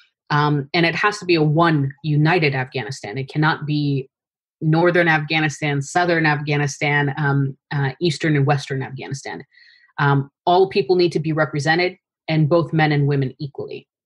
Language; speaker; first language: English; early bilingual, other home language; Persian